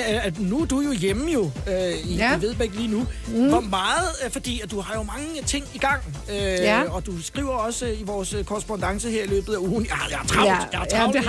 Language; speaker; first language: Danish; native; Danish